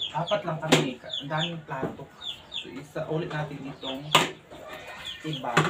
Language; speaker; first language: Filipino; non-native, local second language; Cebuano